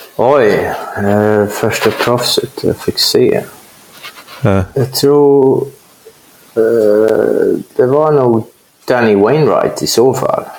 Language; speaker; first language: Swedish; non-native, fluent; English